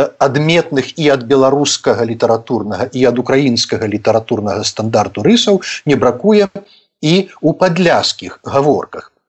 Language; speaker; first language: Belarusian; native; Belarusian